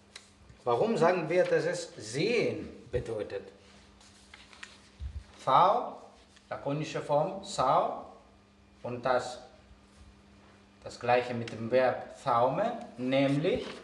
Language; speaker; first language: German; non-native, fluent; Greek